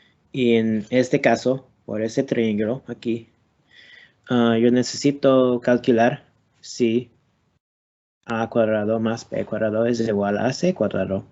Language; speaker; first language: Spanish; non-native, learner; English